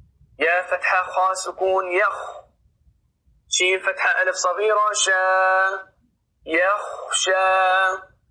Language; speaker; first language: Arabic; non-native, fluent; Oromo